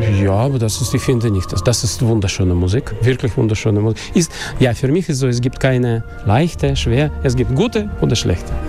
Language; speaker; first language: German; non-native, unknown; Russian